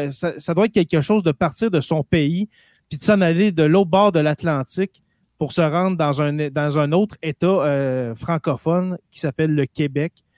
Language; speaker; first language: French; native; French